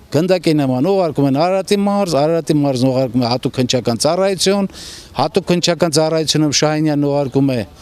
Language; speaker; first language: Armenian; non-native, local second language; Kurdish